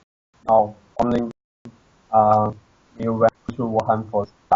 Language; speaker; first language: English; non-native, learner; Chinese